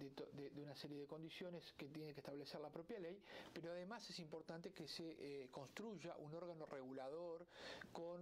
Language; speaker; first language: Spanish; native; Spanish